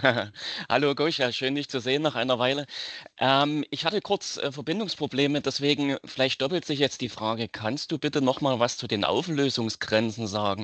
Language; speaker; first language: German; native; German